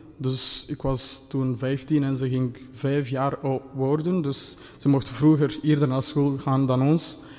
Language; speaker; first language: Dutch; non-native, fluent; Kinyarwanda